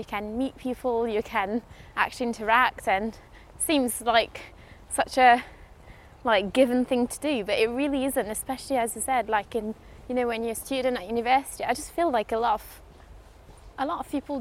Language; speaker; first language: English; non-native, fluent; French